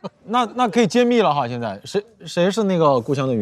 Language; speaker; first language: Chinese; native; Chinese